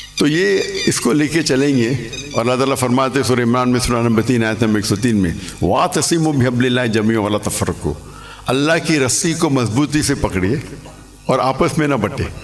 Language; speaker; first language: Urdu; non-native, local second language; English